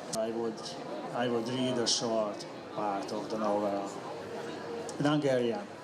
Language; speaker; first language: English; non-native, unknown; Hungarian